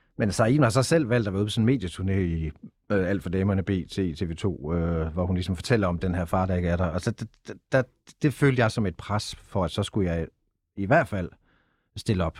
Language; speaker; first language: Danish; native; Danish